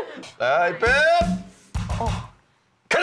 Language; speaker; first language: Chinese; native; Chinese